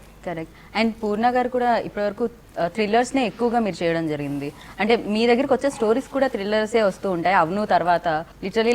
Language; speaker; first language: Telugu; native; Telugu